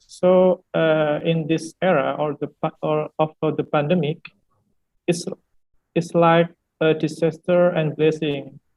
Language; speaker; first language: English; non-native, fluent; Indonesian